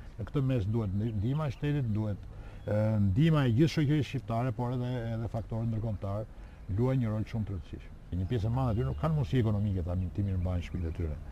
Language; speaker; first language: Albanian; native; Albanian